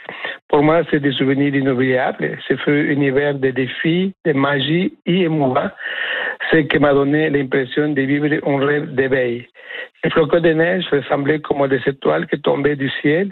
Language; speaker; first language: French; non-native, fluent; Spanish